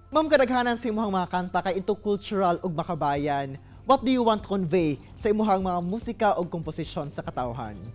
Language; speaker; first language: Cebuano; native; Cebuano